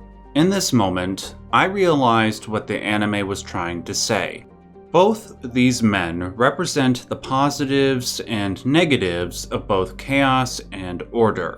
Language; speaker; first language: English; native; English